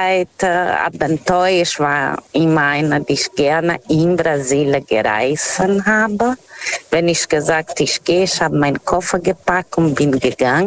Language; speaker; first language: German; non-native, fluent; Portuguese